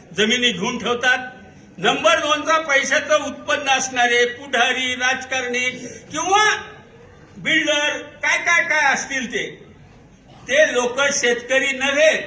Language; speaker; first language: Marathi; non-native, local second language; Urdu